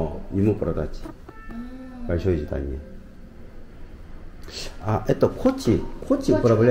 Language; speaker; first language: Russian; non-native, learner; Korean